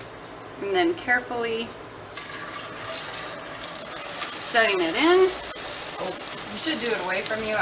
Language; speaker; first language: English; native; English